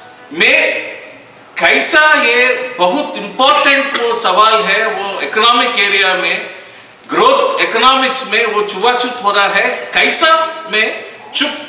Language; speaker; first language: Hindi; non-native, local second language; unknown